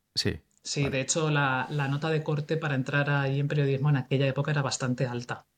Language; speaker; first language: Spanish; native; Spanish